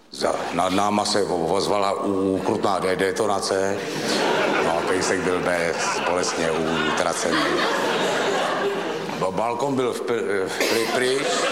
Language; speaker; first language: Czech; native; Czech